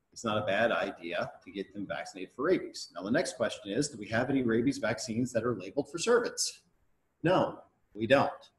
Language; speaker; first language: English; native; English